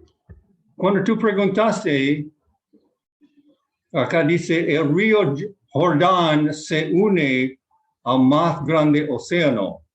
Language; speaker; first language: Spanish; non-native, fluent; Japanese